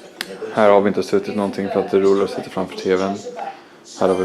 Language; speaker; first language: Swedish; native; Swedish